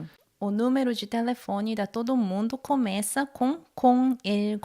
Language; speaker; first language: Portuguese; non-native, learner; Korean